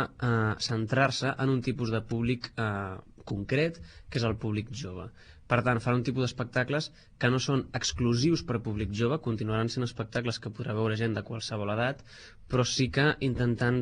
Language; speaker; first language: Catalan; native; Catalan